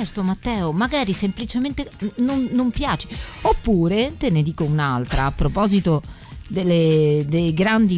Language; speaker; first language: Italian; native; Italian